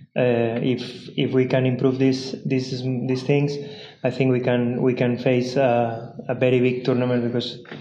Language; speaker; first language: English; non-native, fluent; Spanish